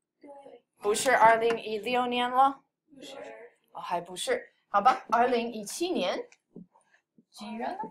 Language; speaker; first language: Chinese; non-native, fluent; English